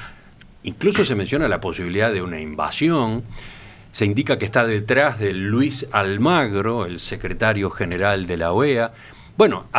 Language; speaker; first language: Spanish; native; Spanish